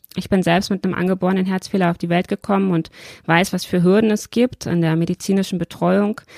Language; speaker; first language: German; native; German